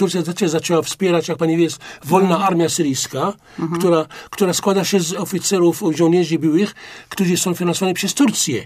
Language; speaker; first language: Polish; non-native, fluent; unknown